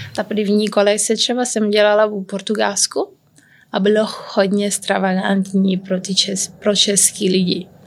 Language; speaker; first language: Czech; non-native, learner; Kabuverdianu